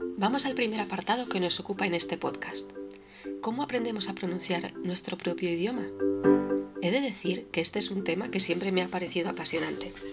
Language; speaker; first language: Spanish; native; Spanish